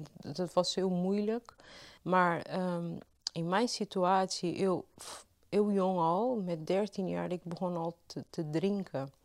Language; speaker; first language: Dutch; non-native, fluent; Portuguese